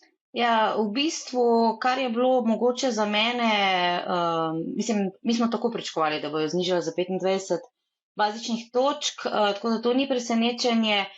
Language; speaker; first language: Slovenian; native; Slovenian